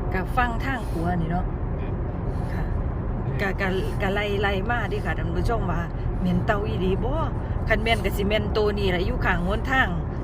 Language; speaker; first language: Thai; native; Thai